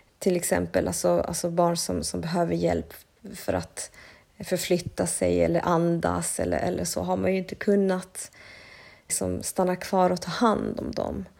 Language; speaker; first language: Swedish; early bilingual, other home language; Spanish